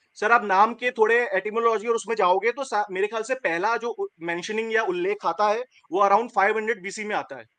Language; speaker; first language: Hindi; native; Hindi